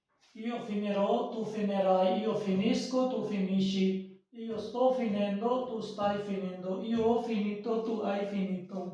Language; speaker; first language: Italian; non-native, fluent; Hindi